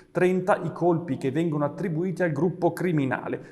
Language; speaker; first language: Italian; native; Italian